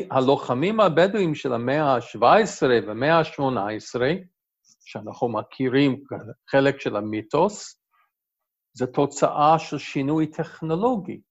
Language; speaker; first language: Hebrew; non-native, fluent; English